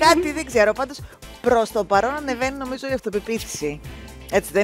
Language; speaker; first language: Greek; native; Greek